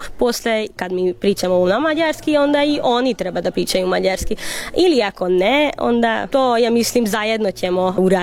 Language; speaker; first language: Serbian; non-native, local second language; Hungarian